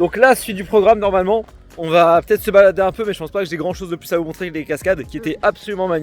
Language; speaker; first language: French; native; French